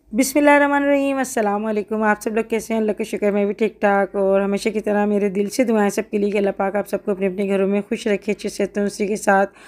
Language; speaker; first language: Urdu; native; Urdu